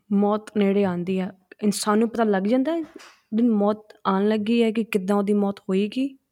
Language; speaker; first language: Punjabi; early bilingual, heritage; Punjabi